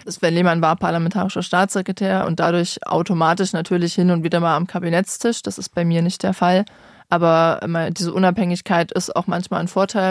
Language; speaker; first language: German; native; German